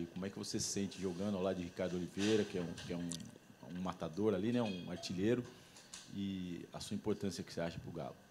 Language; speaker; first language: Portuguese; native; Portuguese